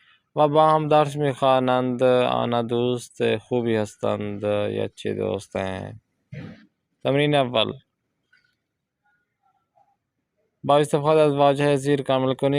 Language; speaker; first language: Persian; non-native, fluent; Urdu